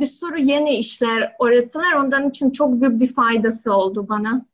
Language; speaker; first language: Turkish; non-native, learner; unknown